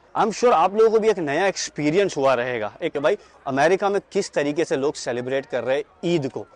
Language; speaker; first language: Hindi; non-native, local second language; Urdu